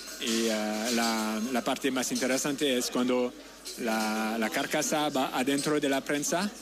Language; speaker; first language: Spanish; non-native, learner; French